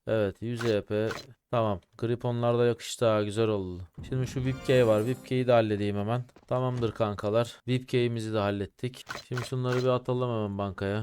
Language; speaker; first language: Turkish; native; Turkish